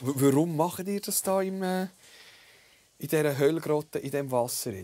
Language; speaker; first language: German; native; German